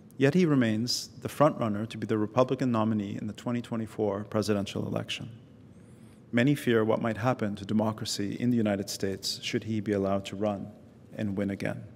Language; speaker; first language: English; native; English